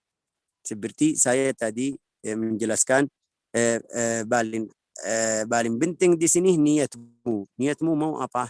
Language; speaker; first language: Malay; non-native, fluent; Arabic